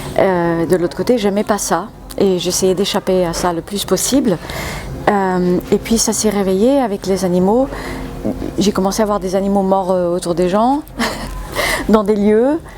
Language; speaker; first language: French; early bilingual, other home language; English